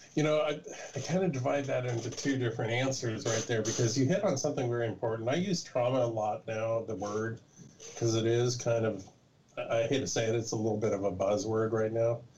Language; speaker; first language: English; native; English